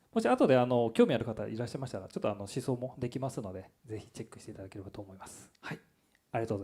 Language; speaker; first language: Japanese; native; Japanese